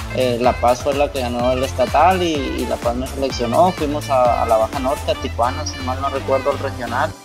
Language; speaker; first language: Spanish; native; Spanish